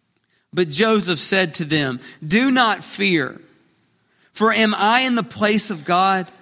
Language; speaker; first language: English; native; English